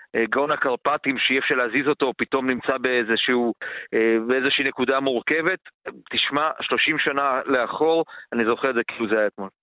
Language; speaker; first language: Hebrew; early bilingual, other home language; Romanian